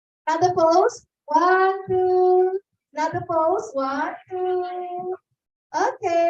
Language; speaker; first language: English; non-native, learner; Indonesian